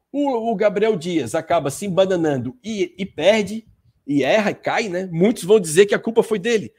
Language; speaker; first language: Portuguese; native; Portuguese